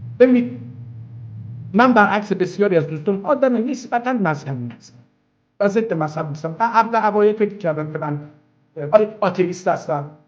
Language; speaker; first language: Persian; non-native, local second language; Azerbaijani